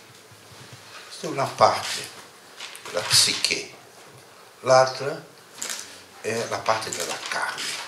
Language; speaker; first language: Italian; non-native, learner; Portuguese